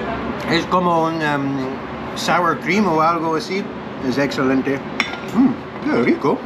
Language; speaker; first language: Spanish; non-native, learner; English